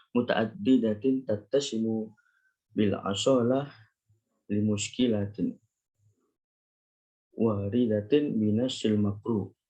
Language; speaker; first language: Arabic; non-native, learner; Indonesian